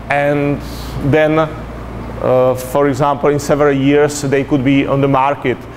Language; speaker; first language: English; non-native, fluent; Czech